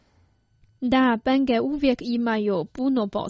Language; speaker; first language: Croatian; non-native, fluent; Chinese